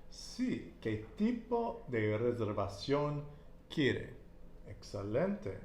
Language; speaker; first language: Spanish; non-native, learner; English